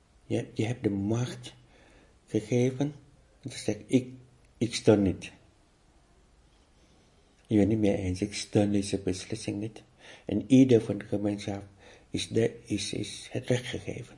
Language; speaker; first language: Dutch; non-native, fluent; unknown